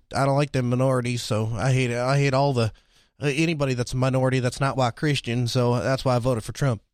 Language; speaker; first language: English; early bilingual, other home language; Hindi